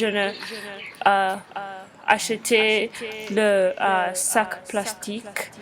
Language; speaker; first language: French; non-native, learner; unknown